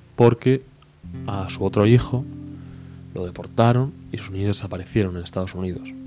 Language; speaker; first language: Spanish; native; Spanish